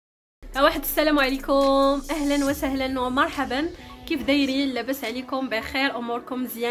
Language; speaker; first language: Arabic; native; Arabic